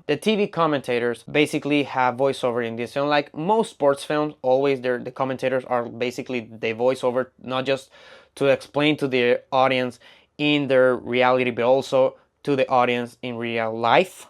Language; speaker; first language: English; non-native, fluent; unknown